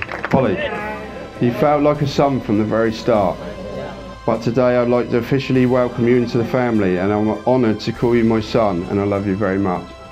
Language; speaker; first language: English; native; English